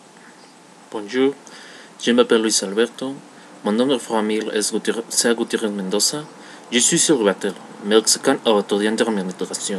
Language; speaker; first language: French; non-native, learner; Spanish